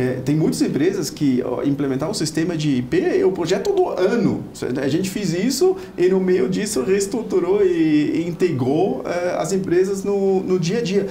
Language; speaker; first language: Portuguese; non-native, fluent; German